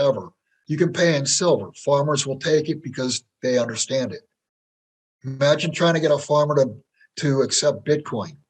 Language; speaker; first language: English; native; English